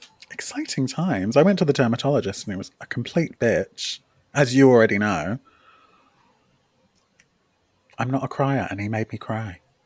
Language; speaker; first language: English; native; English